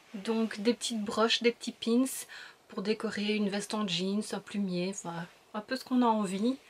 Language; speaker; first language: French; native; French